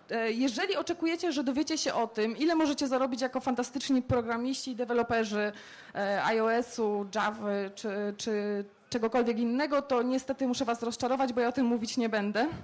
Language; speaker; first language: Polish; native; Polish